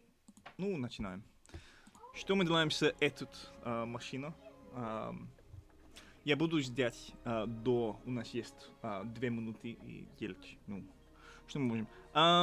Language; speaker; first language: Russian; non-native, learner; English